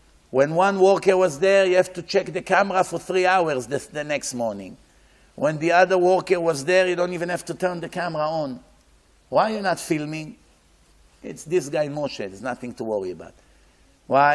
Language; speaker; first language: English; non-native, fluent; Hebrew